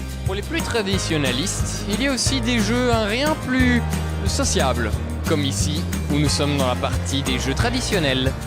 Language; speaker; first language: French; native; French